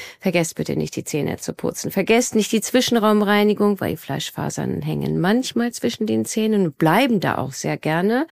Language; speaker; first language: German; native; German